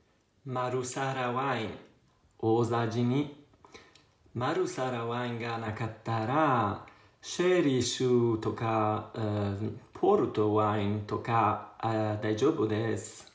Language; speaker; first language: Japanese; non-native, learner; Italian